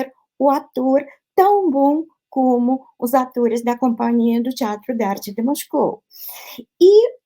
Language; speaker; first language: Portuguese; non-native, fluent; Russian